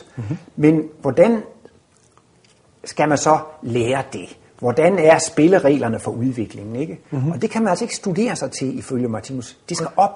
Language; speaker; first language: Danish; native; Danish